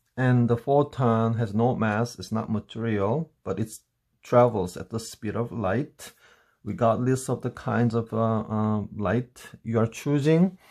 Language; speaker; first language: English; non-native, fluent; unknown